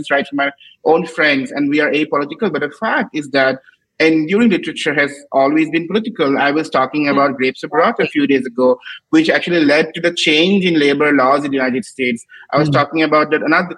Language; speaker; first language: English; non-native, local second language; Assamese